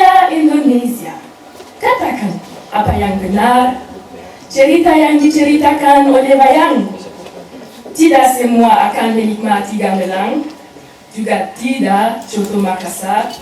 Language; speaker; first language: Indonesian; non-native, learner; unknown